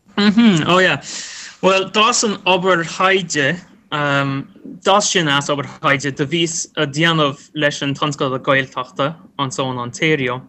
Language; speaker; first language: Irish; non-native, fluent; English